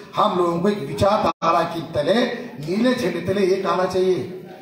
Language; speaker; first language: Hindi; non-native, local second language; Marathi